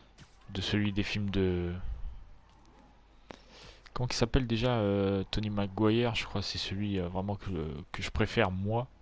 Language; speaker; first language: French; native; French